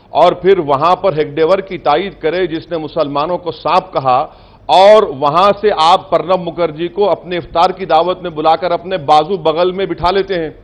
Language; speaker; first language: Urdu; native; Urdu